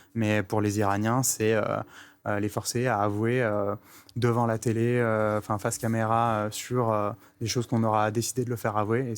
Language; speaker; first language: French; native; French